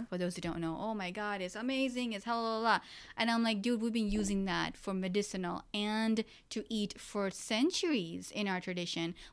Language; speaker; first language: English; early bilingual, other home language; Urdu